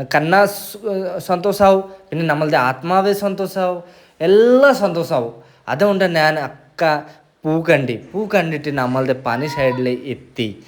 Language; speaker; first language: Malayalam; native; Malayalam